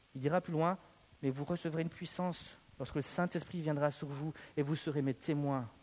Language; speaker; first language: French; native; French